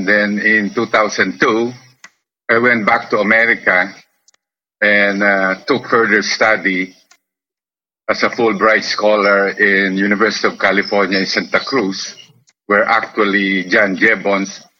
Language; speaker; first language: English; non-native, local second language; Filipino